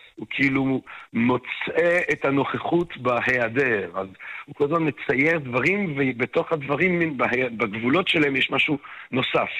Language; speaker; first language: Hebrew; non-native, fluent; French